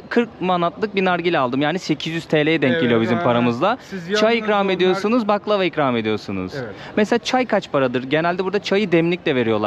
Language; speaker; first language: Turkish; native; Turkish